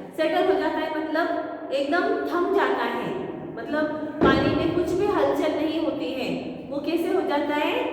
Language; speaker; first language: Hindi; non-native, local second language; Marathi